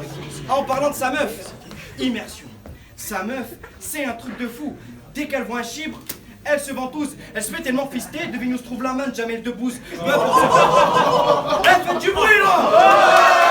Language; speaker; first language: French; native; French